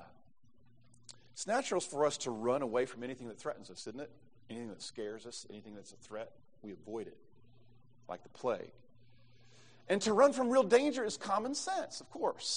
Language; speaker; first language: English; native; English